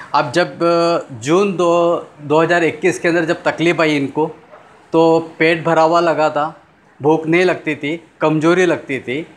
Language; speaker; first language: Hindi; non-native, local second language; Urdu